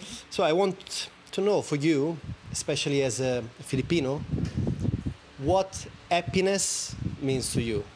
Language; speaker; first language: English; non-native, fluent; Italian